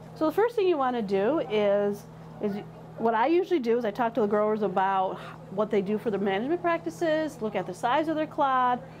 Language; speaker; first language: English; native; English